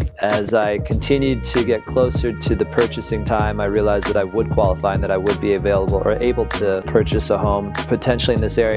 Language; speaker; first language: English; native; English